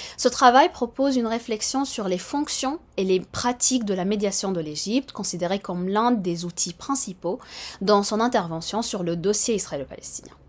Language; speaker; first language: French; non-native, fluent; Arabic